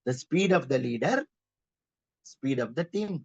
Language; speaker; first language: English; non-native, local second language; Tamil